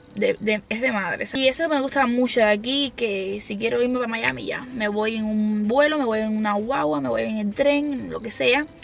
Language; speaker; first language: Spanish; native; Spanish